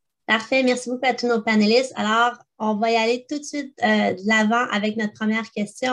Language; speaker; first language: French; native; French